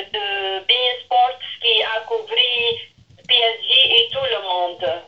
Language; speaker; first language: French; non-native, local second language; Arabic